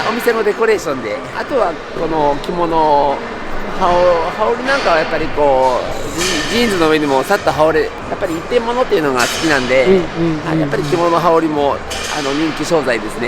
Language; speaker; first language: Japanese; native; Japanese